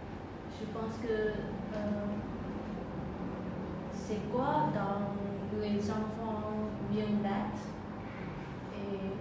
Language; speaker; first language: French; non-native, learner; Khmer